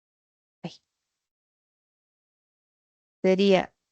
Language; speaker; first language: Spanish; native; Spanish